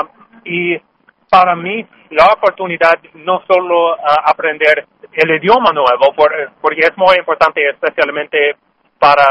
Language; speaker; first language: Spanish; non-native, learner; English